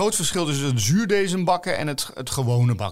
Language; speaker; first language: Dutch; native; Dutch